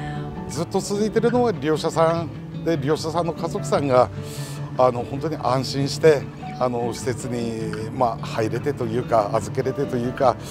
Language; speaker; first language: Japanese; native; Japanese